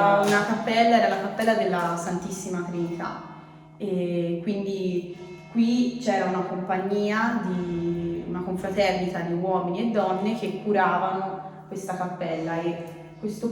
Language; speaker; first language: Italian; native; Italian